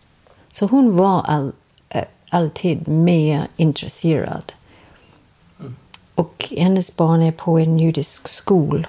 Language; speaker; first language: Swedish; non-native, learner; English